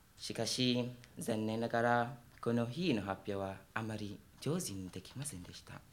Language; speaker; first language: Japanese; non-native, fluent; Malay